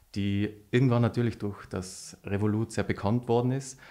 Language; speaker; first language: German; native; German